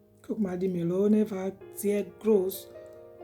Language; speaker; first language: German; non-native, learner; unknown